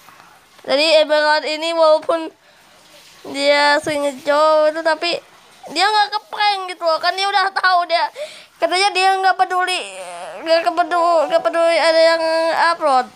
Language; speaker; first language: Indonesian; native; Indonesian